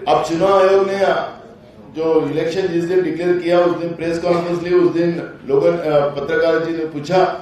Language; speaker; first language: Hindi; non-native, local second language; Marathi